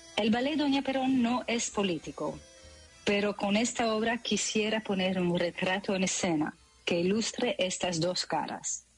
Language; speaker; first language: Spanish; non-native, fluent; French